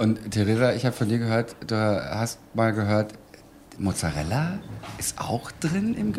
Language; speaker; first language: German; native; German